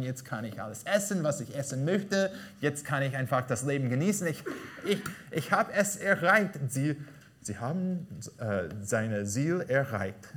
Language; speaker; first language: German; non-native, fluent; English